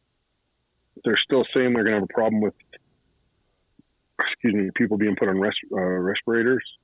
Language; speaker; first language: English; native; English